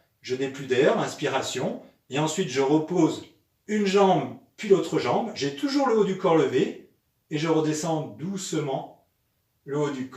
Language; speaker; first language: French; native; French